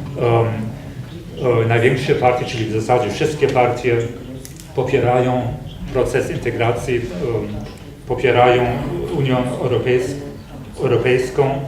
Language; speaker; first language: Polish; non-native, fluent; German